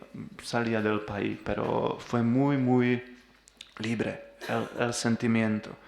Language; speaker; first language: Spanish; non-native, learner; Czech